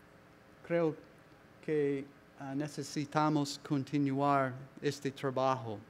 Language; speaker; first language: Spanish; non-native, learner; English